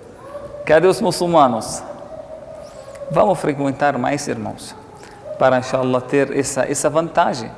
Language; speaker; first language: Portuguese; non-native, fluent; Arabic